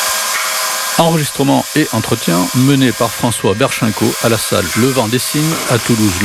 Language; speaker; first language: French; native; French